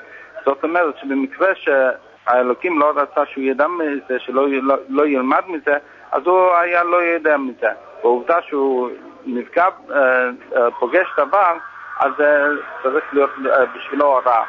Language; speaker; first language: Hebrew; non-native, fluent; English